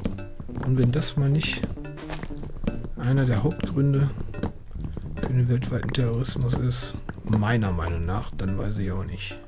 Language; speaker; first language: German; native; German